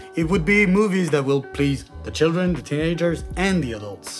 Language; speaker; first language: English; non-native, fluent; French